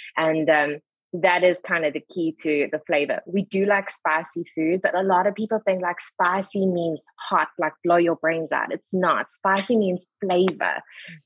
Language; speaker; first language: English; native; English